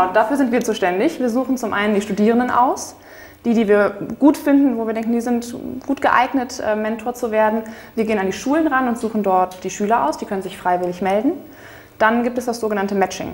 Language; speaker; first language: German; native; German